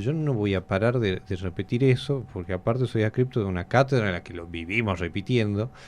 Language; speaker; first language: Spanish; native; Spanish